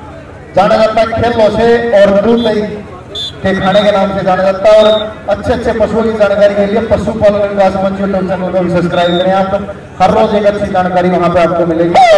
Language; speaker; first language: Hindi; native; Hindi